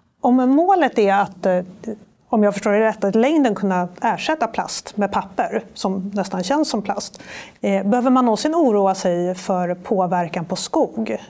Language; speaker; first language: Swedish; native; Swedish